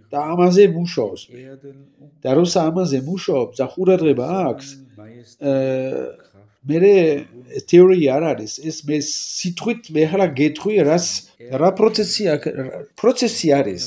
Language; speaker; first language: Georgian; non-native, learner; French